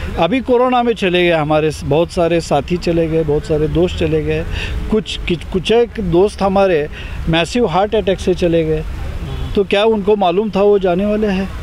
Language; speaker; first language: Hindi; non-native, local second language; Marathi